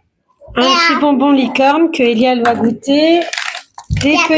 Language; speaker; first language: French; native; French